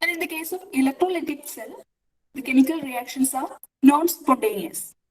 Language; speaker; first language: English; non-native, local second language; Malayalam